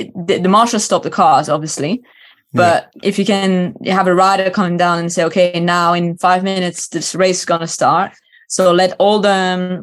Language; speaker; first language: English; non-native, fluent; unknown